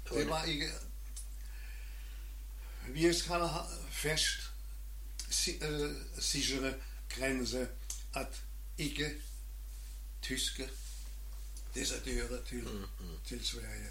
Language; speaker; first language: Norwegian; non-native, learner; German